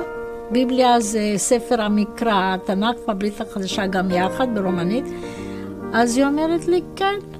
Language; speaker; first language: Hebrew; non-native, fluent; Romanian